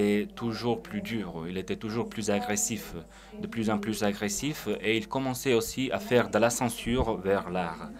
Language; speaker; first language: French; non-native, fluent; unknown